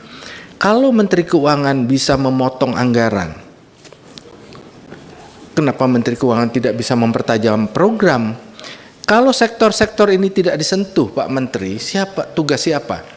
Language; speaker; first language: Indonesian; native; Indonesian